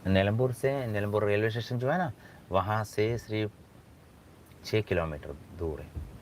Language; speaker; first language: Hindi; non-native, local second language; Malayalam